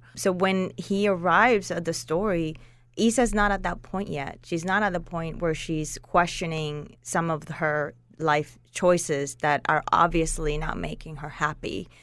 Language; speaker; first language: English; non-native, fluent; Spanish